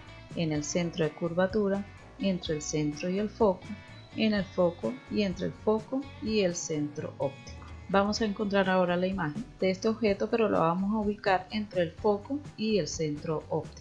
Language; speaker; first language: Spanish; native; Spanish